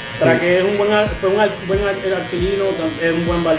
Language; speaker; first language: Spanish; native; Spanish